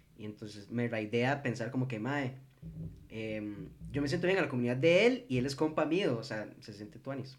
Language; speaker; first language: Spanish; early bilingual, heritage; English